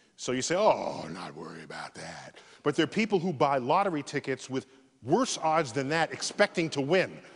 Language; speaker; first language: English; native; English